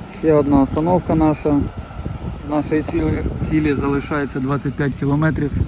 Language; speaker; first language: Ukrainian; non-native, local second language; Russian